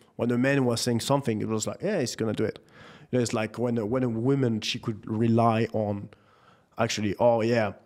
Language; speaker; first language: English; non-native, fluent; French